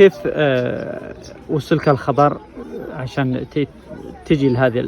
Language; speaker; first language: Arabic; native; Arabic